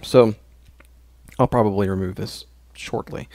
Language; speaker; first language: English; native; English